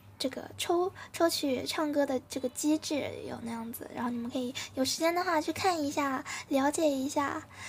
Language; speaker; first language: Chinese; native; Chinese